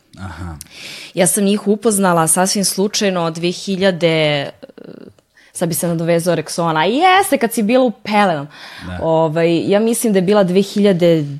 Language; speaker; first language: Serbian; early bilingual, heritage; Serbian